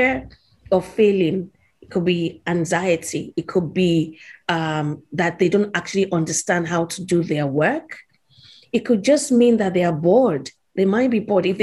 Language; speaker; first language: English; non-native, local second language; Yoruba